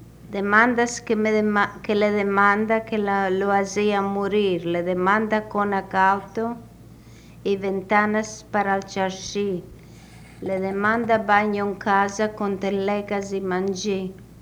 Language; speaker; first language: Spanish; native; Spanish